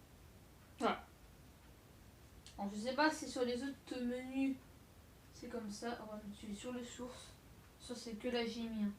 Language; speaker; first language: French; native; French